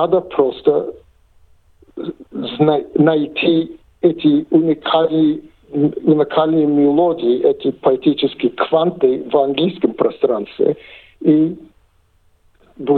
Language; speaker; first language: Russian; non-native, fluent; English